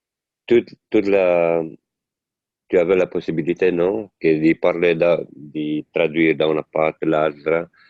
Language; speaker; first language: French; non-native, learner; Italian